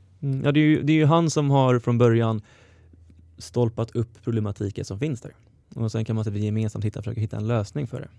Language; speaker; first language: Swedish; native; Swedish